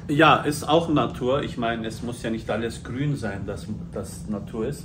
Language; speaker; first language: German; early bilingual, other home language; Turkish